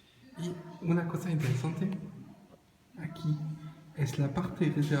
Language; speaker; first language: Spanish; non-native, learner; French